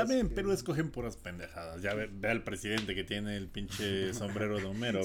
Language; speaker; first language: Spanish; native; Spanish